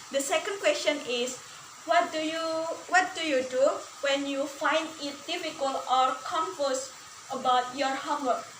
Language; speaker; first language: English; non-native, learner; Indonesian